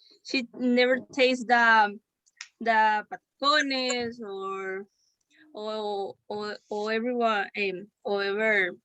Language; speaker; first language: English; non-native, learner; Spanish